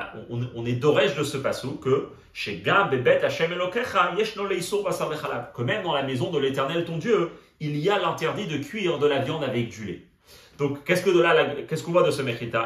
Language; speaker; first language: French; native; French